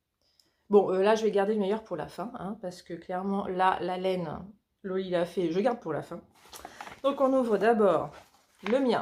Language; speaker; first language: French; native; French